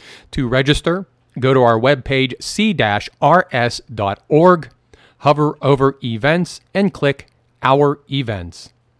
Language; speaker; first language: English; native; English